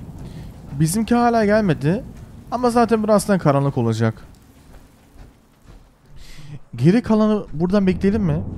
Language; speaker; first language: Turkish; early bilingual, heritage; Turkish